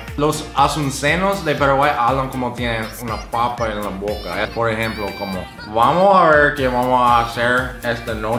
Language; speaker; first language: Spanish; non-native, fluent; English